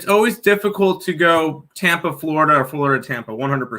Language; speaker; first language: English; native; English